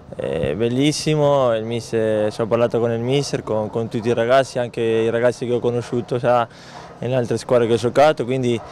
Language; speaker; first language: Italian; non-native, fluent; Spanish